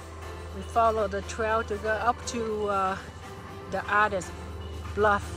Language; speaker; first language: English; non-native, learner; Vietnamese